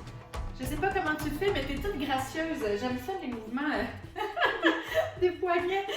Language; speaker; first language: French; native; French